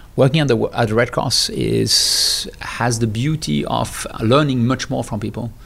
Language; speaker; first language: English; non-native, fluent; French